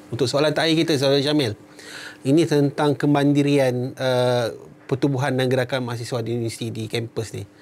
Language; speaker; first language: Malay; native; Malay